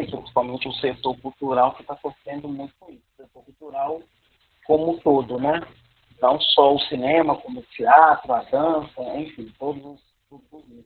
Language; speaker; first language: Portuguese; native; Portuguese